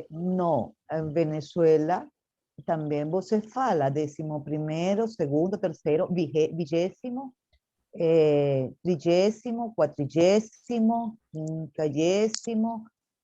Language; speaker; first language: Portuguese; non-native, learner; Spanish